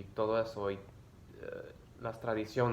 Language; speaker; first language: Spanish; early bilingual, other home language; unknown